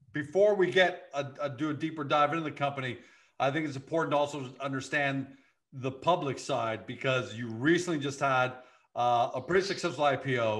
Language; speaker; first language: English; native; English